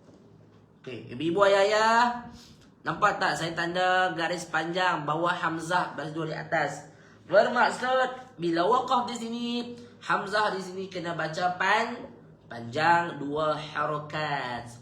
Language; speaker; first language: Malay; native; Malay